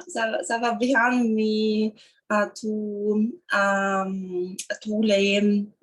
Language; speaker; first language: French; non-native, learner; Russian